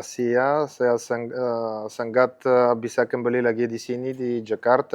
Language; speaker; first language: Indonesian; non-native, learner; Bulgarian